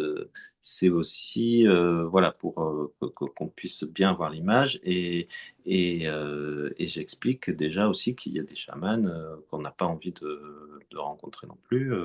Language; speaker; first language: French; native; French